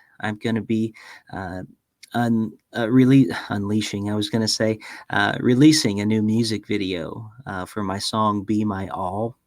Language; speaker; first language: English; native; English